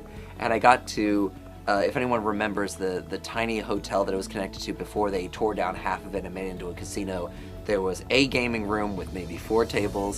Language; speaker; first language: English; native; English